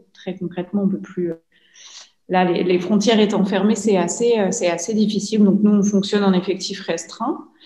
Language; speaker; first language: French; native; French